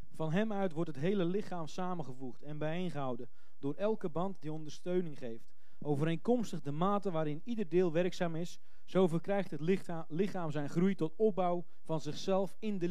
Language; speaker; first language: Dutch; native; Dutch